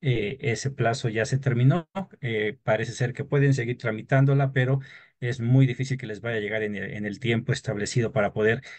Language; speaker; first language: Spanish; native; Spanish